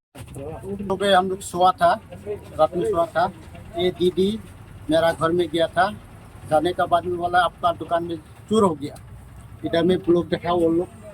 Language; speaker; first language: Hindi; non-native, local second language; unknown